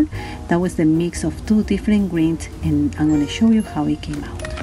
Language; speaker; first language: English; non-native, fluent; Spanish